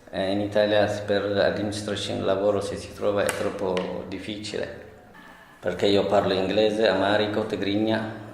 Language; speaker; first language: Italian; non-native, learner; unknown